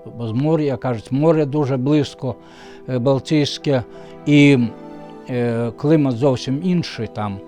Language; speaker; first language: Ukrainian; non-native, fluent; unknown